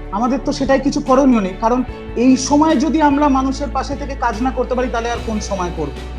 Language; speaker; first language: Bangla; native; Bangla